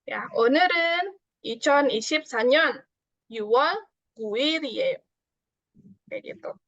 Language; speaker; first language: Korean; non-native, fluent; Indonesian